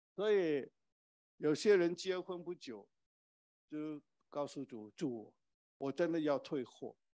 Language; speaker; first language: Chinese; non-native, local second language; Cantonese